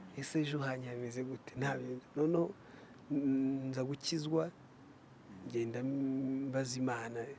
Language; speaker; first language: Kinyarwanda; early bilingual, other home language; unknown